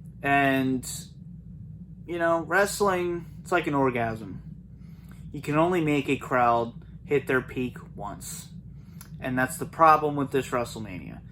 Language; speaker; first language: English; native; English